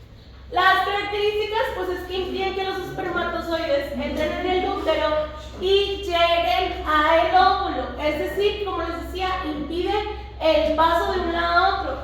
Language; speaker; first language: Spanish; native; Spanish